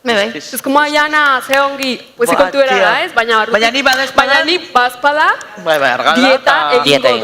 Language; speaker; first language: Basque; non-native, fluent; Spanish